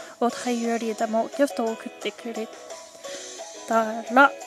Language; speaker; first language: Japanese; non-native, learner; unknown